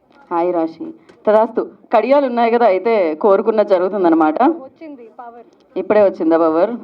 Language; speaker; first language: Telugu; native; Telugu